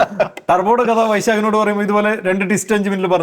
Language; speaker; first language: Malayalam; native; Malayalam